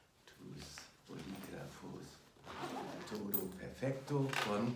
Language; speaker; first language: Spanish; non-native, fluent; German